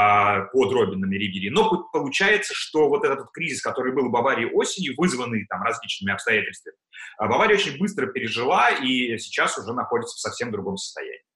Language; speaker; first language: Russian; native; Russian